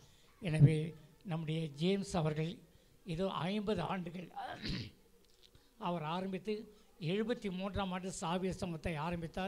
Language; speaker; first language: Tamil; native; Tamil